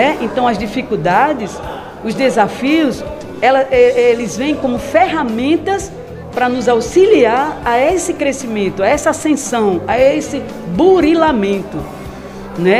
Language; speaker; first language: Portuguese; native; Portuguese